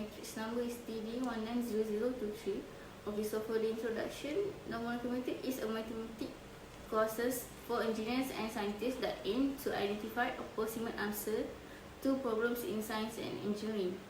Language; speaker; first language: English; non-native, local second language; Malay